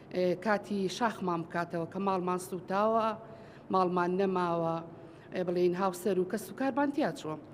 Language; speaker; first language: Central Kurdish; native; Central Kurdish